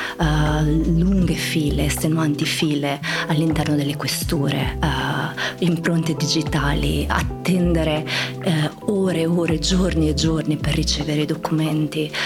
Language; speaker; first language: Italian; early bilingual, other home language; Croatian